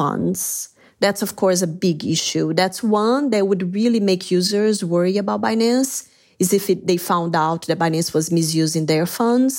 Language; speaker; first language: English; non-native, fluent; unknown